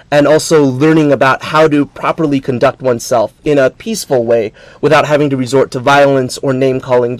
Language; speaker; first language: English; native; English